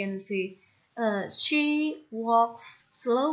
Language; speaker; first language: English; non-native, fluent; Indonesian